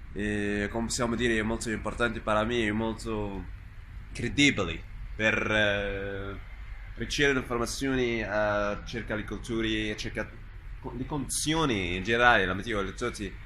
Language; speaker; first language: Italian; non-native, learner; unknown